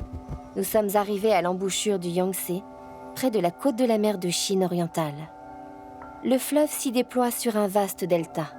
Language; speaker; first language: French; native; French